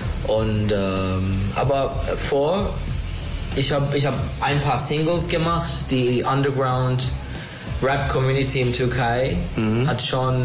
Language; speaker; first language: German; non-native, learner; Turkish